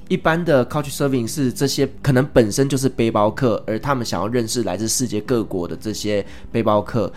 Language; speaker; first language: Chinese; native; Chinese